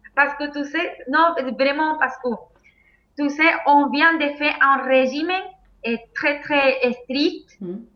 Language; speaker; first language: French; non-native, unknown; Spanish